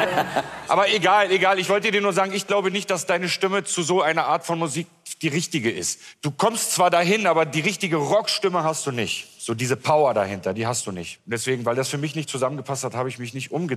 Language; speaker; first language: German; native; German